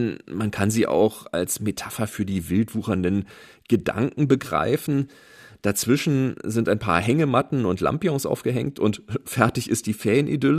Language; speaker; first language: German; native; German